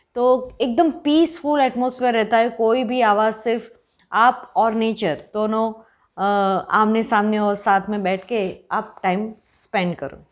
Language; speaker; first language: Hindi; non-native, local second language; Gujarati